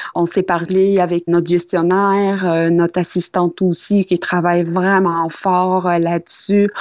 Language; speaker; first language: French; non-native, local second language; Arabic